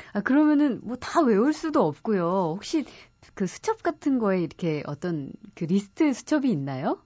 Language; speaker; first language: Korean; native; Korean